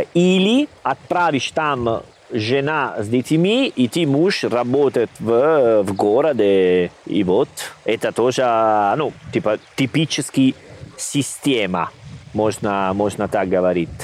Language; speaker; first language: Russian; non-native, learner; Italian